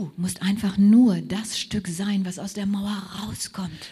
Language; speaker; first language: German; native; German